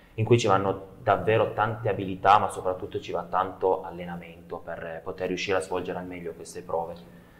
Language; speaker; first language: Italian; native; Italian